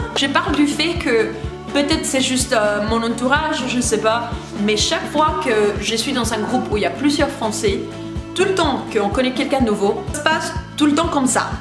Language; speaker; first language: French; non-native, learner; Spanish